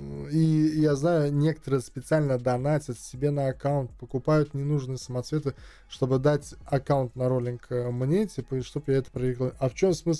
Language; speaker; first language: Russian; native; Russian